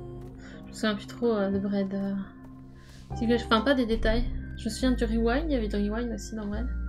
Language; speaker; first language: French; native; French